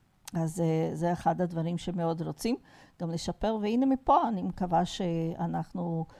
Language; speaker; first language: Hebrew; non-native, fluent; Portuguese